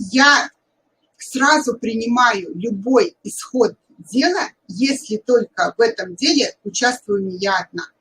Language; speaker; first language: Russian; native; Russian